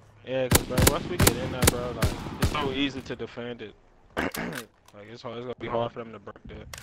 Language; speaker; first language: English; native; English